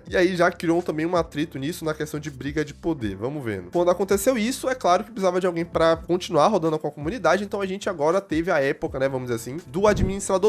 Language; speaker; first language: Portuguese; native; Portuguese